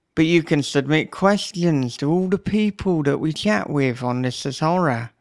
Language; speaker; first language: English; native; English